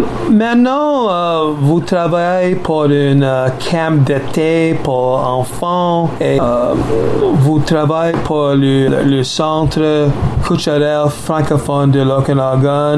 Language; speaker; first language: French; non-native, learner; English